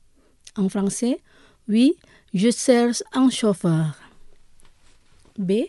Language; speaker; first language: French; non-native, fluent; Indonesian